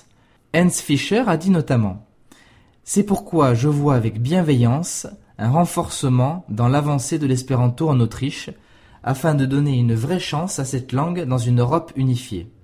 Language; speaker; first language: French; native; French